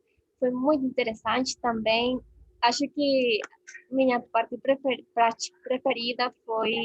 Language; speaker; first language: Portuguese; non-native, learner; Spanish